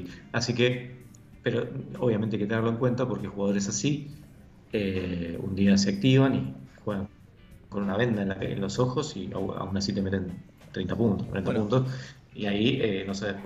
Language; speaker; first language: Spanish; native; Spanish